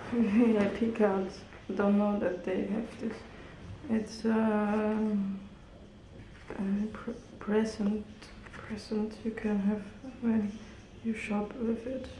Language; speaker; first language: English; non-native, learner; German